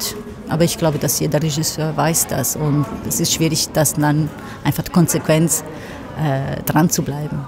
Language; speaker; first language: German; non-native, fluent; Italian